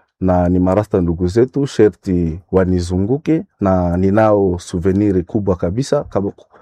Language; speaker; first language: Swahili; non-native, local second language; Nande